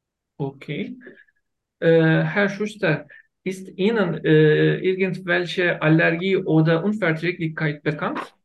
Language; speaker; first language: German; non-native, learner; Turkish